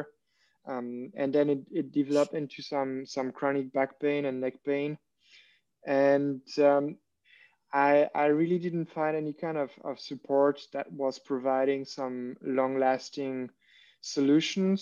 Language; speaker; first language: English; non-native, fluent; French